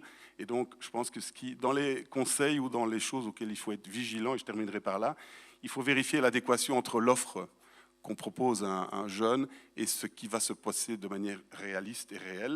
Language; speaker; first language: French; native; French